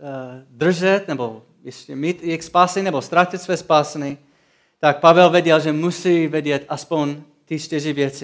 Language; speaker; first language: Czech; non-native, fluent; English